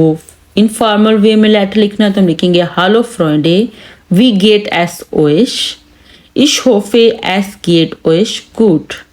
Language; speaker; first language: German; non-native, learner; Urdu